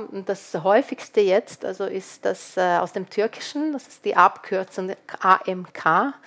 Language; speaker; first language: German; non-native, fluent; Ukrainian